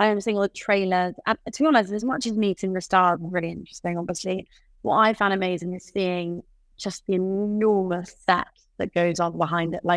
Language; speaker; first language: English; native; English